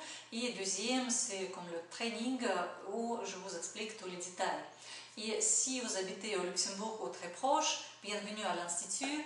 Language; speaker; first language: French; non-native, fluent; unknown